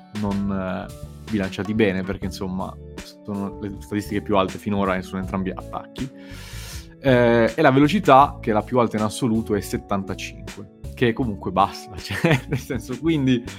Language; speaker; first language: Italian; native; Italian